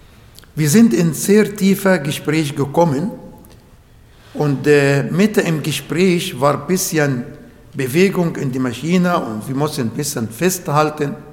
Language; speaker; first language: German; non-native, learner; Arabic